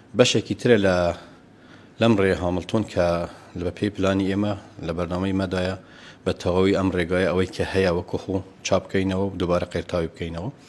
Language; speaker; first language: Central Kurdish; native; Central Kurdish